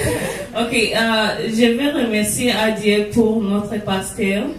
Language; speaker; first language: French; non-native, learner; English